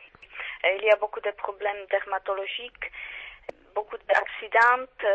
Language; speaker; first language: French; non-native, learner; Czech